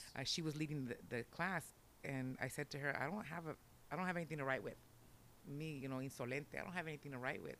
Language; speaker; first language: English; early bilingual, other home language; Spanish